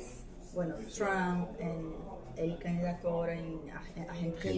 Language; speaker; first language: Spanish; non-native, fluent; Portuguese